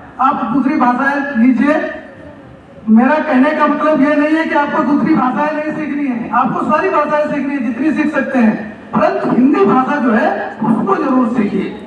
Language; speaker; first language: Hindi; native; Hindi